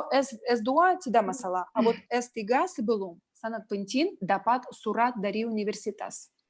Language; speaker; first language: Indonesian; non-native, learner; Russian